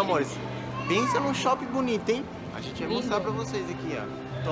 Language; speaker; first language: Portuguese; native; Portuguese